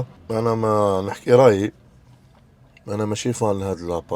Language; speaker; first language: Arabic; native; Arabic